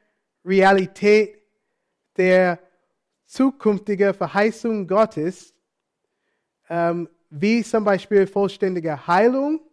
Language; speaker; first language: German; non-native, fluent; English